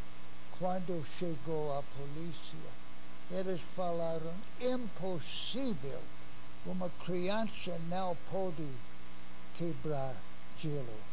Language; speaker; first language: Portuguese; non-native, fluent; English